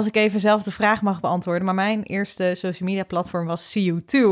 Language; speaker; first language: Dutch; native; Dutch